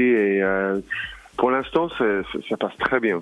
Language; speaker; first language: French; non-native, learner; English